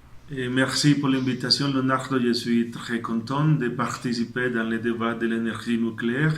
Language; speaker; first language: French; non-native, learner; Spanish